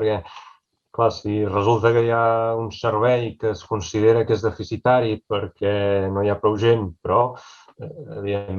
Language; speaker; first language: Catalan; native; Catalan